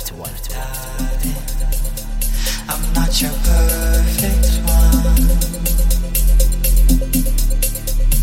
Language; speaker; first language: English; non-native, local second language; Zulu